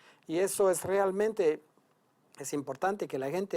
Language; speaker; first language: Spanish; non-native, fluent; French